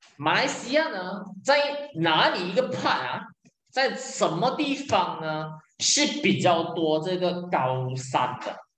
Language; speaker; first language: Chinese; native; Chinese